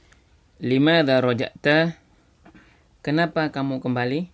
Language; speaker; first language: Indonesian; native; Indonesian